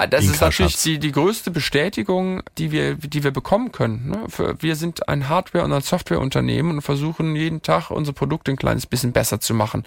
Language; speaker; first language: German; native; German